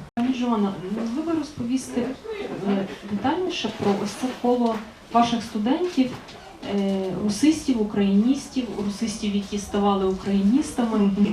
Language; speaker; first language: Ukrainian; native; Ukrainian